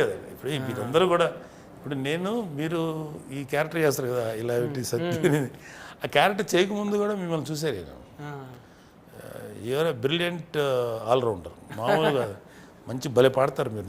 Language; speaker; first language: Telugu; native; Telugu